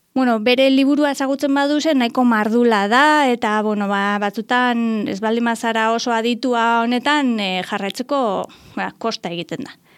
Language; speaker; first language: Basque; native; Basque